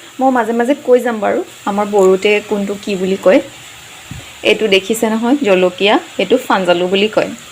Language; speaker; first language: Assamese; non-native, local second language; Bodo